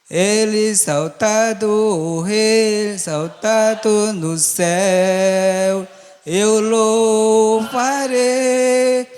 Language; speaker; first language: Portuguese; non-native, local second language; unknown